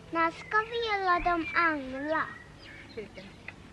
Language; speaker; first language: Swedish; early bilingual, other home language; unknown